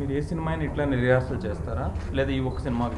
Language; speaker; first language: Telugu; native; Telugu